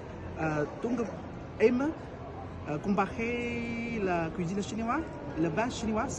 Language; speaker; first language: French; non-native, learner; Chinese